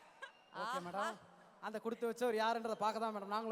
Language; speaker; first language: Tamil; native; Tamil